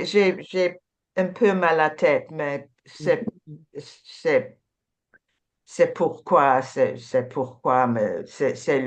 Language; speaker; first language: French; non-native, learner; English